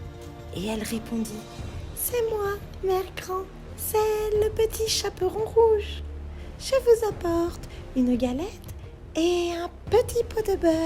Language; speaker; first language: French; native; French